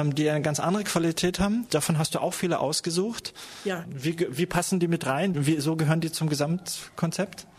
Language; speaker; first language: German; native; German